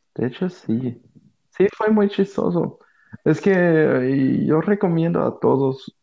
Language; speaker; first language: Spanish; non-native, fluent; German